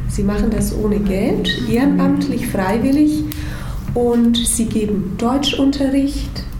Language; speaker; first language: German; native; German